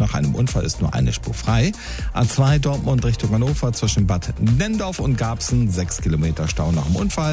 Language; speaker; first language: German; native; German